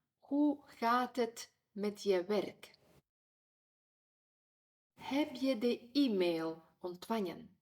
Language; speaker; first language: Dutch; non-native, fluent; Ukrainian